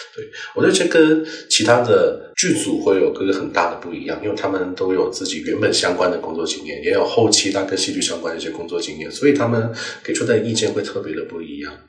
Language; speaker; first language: Chinese; non-native, local second language; Cantonese